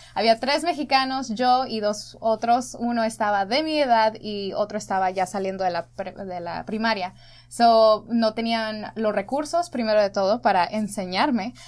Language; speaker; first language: Spanish; early bilingual, other home language; English